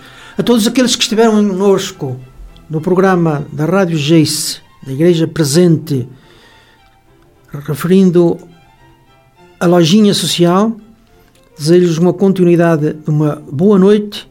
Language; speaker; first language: Portuguese; native; Portuguese